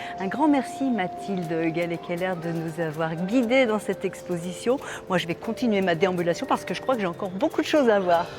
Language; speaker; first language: French; native; French